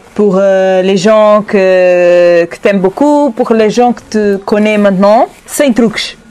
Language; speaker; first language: French; non-native, learner; Portuguese